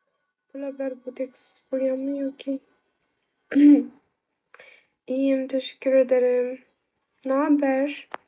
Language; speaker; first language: Turkish; non-native, learner; Uzbek